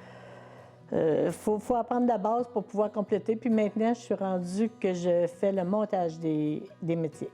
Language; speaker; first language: French; native; French